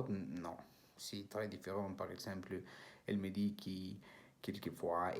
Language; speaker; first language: French; non-native, learner; Spanish